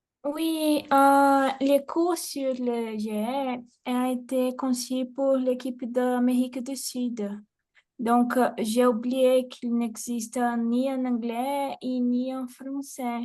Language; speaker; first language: French; non-native, fluent; Portuguese